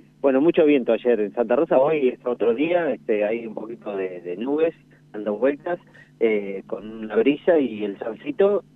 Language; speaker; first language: Spanish; native; Spanish